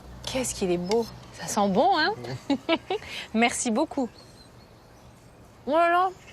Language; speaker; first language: French; native; French